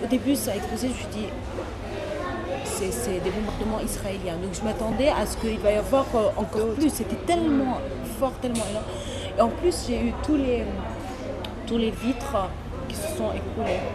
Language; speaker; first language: French; non-native, local second language; Arabic